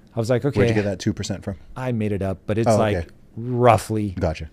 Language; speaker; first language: English; native; English